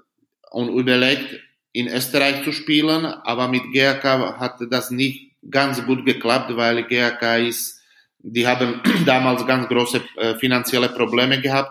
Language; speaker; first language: German; non-native, fluent; Slovak